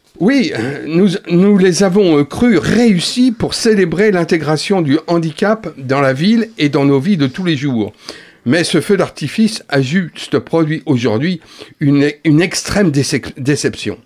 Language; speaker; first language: French; native; French